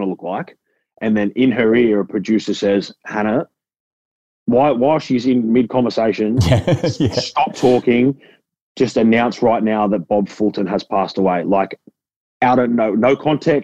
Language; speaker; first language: English; native; English